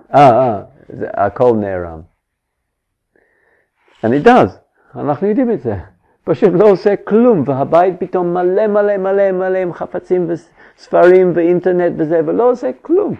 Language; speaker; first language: Hebrew; non-native, fluent; English